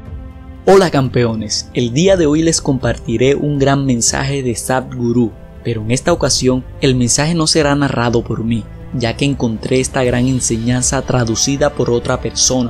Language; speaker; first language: Spanish; native; Spanish